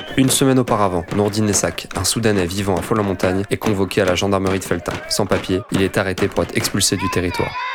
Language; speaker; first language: French; native; French